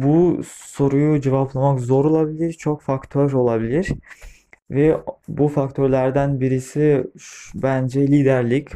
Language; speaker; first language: Turkish; non-native, fluent; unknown